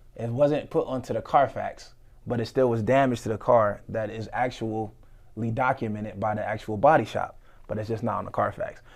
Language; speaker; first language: English; native; English